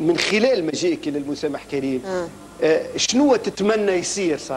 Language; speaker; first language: Arabic; native; Arabic